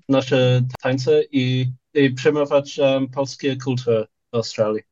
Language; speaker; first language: Polish; early bilingual, heritage; Polish